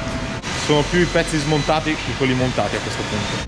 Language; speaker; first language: Italian; native; Italian